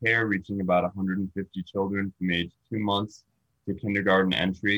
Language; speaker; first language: English; native; English